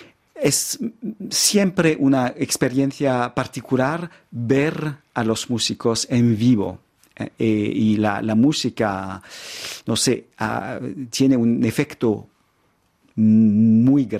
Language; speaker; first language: Spanish; non-native, fluent; French